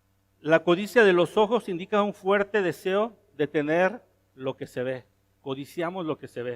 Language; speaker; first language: Spanish; native; Spanish